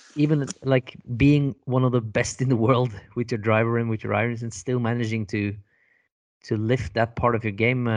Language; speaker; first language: English; non-native, fluent; Norwegian